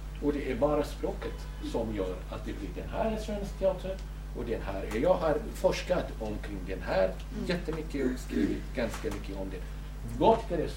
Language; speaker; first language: Swedish; non-native, fluent; Kurdish